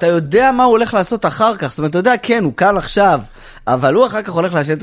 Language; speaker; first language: Hebrew; native; Hebrew